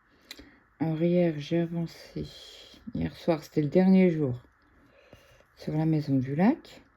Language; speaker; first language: French; native; French